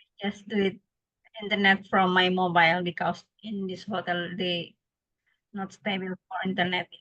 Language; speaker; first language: English; non-native, learner; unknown